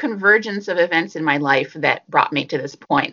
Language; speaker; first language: English; native; English